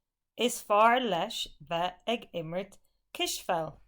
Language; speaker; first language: Irish; non-native, learner; English